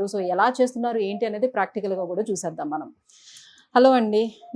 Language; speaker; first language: Telugu; native; Telugu